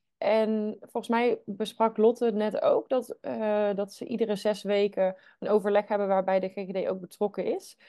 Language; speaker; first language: Dutch; native; Dutch